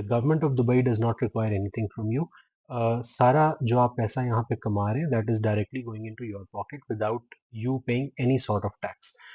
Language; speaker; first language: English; non-native, local second language; Urdu